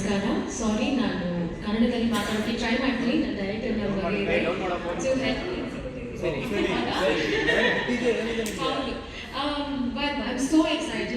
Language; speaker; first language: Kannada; non-native, learner; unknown